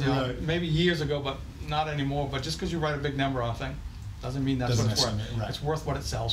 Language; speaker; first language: English; native; English